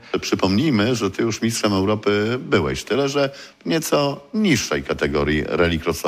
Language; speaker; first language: Polish; native; Polish